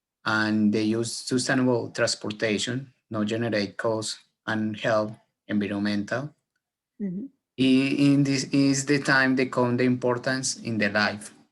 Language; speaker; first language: English; non-native, learner; Spanish